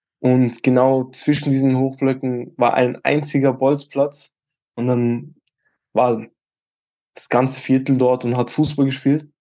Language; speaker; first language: German; early bilingual, other home language; Albanian